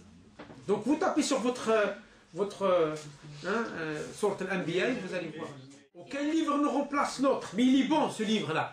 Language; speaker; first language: French; non-native, local second language; Arabic